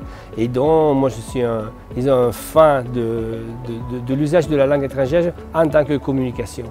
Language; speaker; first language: French; non-native, fluent; Italian